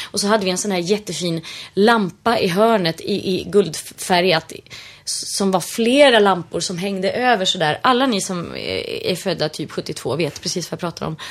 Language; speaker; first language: Swedish; native; Swedish